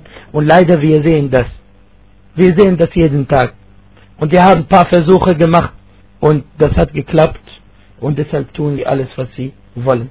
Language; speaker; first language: German; non-native, fluent; Arabic